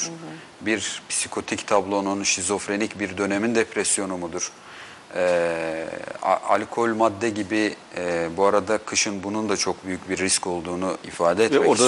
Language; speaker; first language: Turkish; native; Turkish